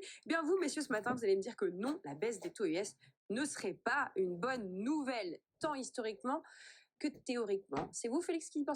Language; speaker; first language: French; native; French